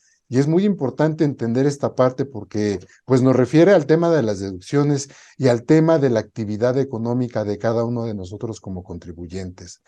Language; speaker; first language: Spanish; native; Spanish